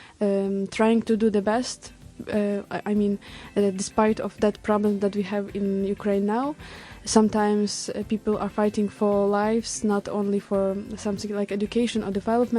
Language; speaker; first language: English; non-native, learner; Ukrainian